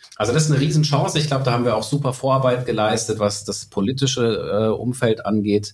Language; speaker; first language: German; native; German